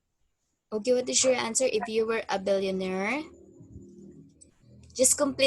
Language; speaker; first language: English; non-native, fluent; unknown